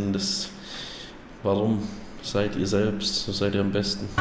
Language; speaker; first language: German; native; German